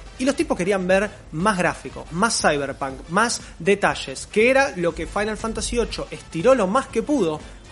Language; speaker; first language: Spanish; native; Spanish